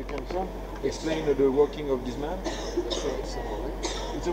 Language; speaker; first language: English; non-native, learner; French